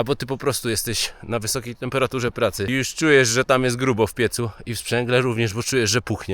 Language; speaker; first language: Polish; native; Polish